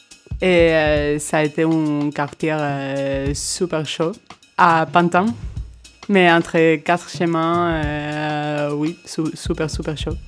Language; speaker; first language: French; non-native, fluent; Spanish